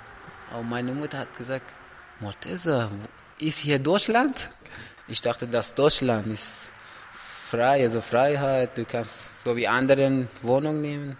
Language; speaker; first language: German; non-native, learner; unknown